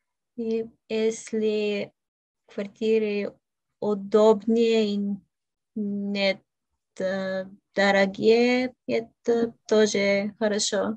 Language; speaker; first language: Russian; non-native, learner; Bulgarian